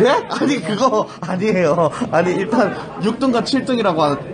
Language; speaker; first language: Korean; native; Korean